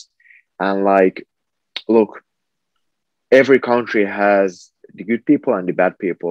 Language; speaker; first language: English; non-native, fluent; Finnish